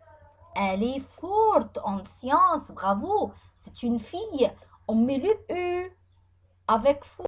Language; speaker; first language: French; non-native, fluent; Arabic